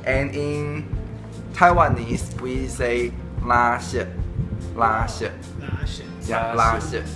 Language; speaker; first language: English; non-native, learner; Chinese